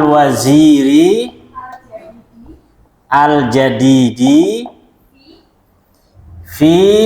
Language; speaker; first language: Arabic; non-native, fluent; Indonesian